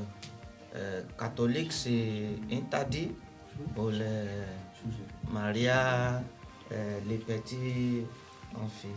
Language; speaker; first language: French; non-native, learner; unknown